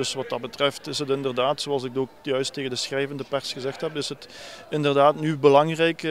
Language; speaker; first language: Dutch; native; Dutch